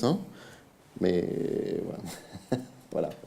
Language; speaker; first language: French; native; French